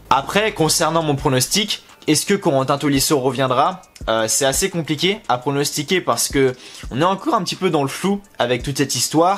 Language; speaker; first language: French; native; French